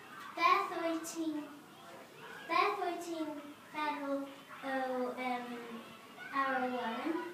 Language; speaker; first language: Welsh; non-native, learner; English